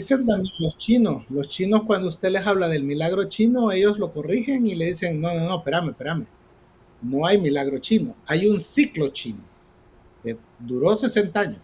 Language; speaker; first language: Spanish; native; Spanish